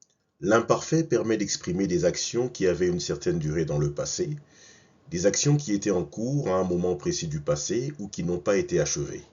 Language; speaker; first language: French; non-native, fluent; English